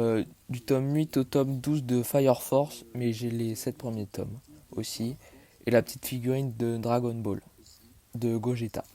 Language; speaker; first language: French; native; French